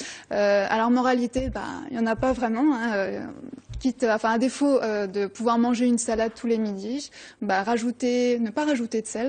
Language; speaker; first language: French; native; French